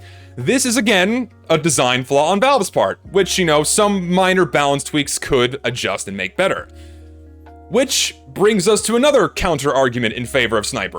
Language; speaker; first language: English; native; English